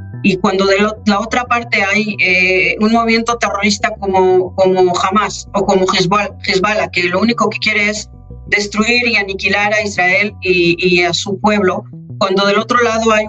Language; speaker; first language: Spanish; non-native, fluent; Hebrew